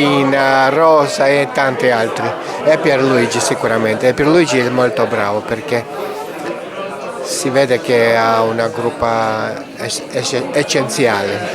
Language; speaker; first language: Italian; non-native, learner; Georgian